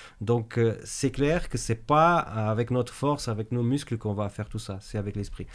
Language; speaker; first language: French; native; French